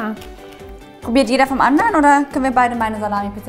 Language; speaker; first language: German; native; German